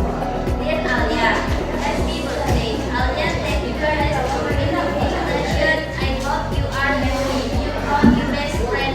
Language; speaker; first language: English; non-native, learner; Indonesian